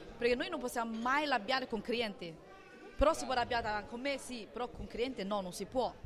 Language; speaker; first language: Italian; non-native, learner; Chinese